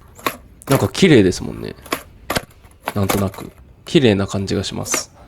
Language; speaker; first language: Japanese; native; Japanese